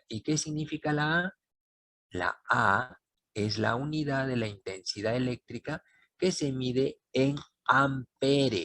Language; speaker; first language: Spanish; native; Spanish